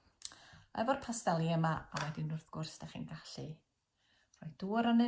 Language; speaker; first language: Welsh; native; Welsh